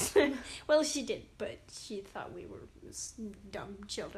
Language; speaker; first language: English; non-native, fluent; Swedish